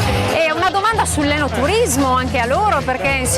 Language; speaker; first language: Italian; native; Italian